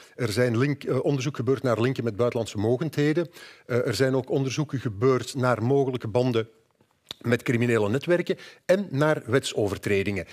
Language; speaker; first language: Dutch; native; Dutch